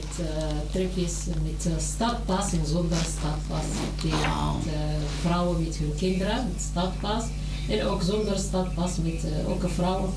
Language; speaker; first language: Dutch; non-native, learner; Arabic